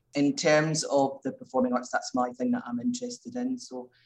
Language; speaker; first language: English; native; English